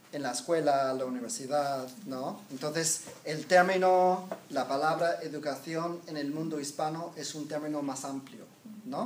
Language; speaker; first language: Spanish; non-native, fluent; English